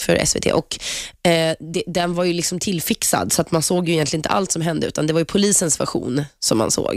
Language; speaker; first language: Swedish; native; Swedish